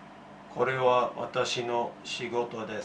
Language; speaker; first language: Japanese; non-native, learner; English